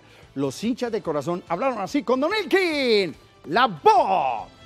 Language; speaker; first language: Spanish; native; Spanish